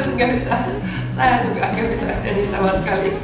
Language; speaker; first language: Indonesian; non-native, learner; Romanian